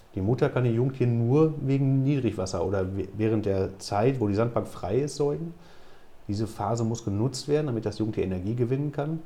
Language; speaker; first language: German; native; German